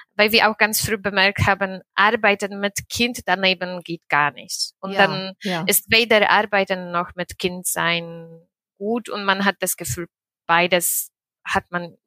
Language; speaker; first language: German; non-native, fluent; Polish